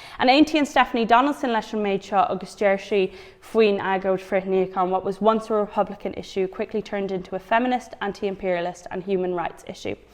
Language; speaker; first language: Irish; non-native, local second language; English